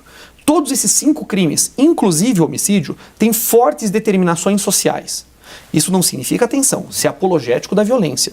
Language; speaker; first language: Portuguese; native; Portuguese